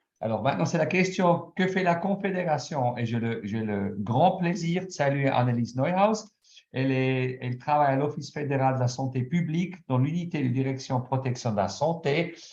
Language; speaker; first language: French; non-native, local second language; German